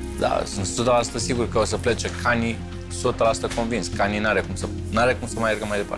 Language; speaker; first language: Romanian; native; Romanian